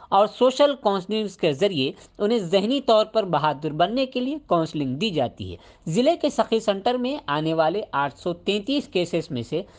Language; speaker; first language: Urdu; native; Urdu